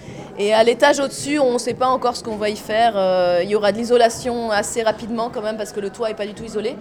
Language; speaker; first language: French; native; French